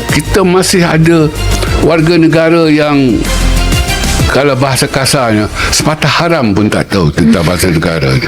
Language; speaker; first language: Malay; native; Malay